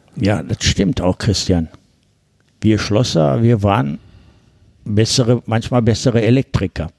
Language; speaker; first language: German; early bilingual, other home language; Turkish